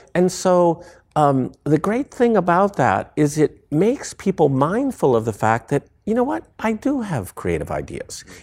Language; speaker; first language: English; native; English